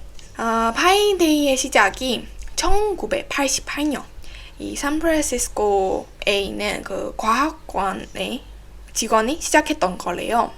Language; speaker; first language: Korean; non-native, fluent; Burmese